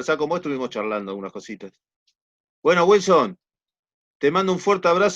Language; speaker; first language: Spanish; native; Spanish